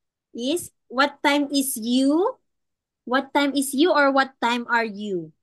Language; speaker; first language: English; non-native, local second language; Filipino